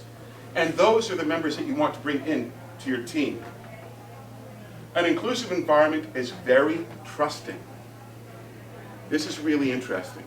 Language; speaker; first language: English; native; English